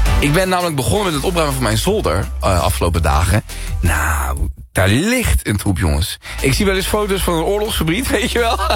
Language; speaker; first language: Dutch; early bilingual, other home language; Spanish